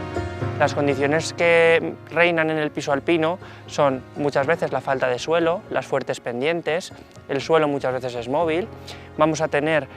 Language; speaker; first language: Spanish; native; Spanish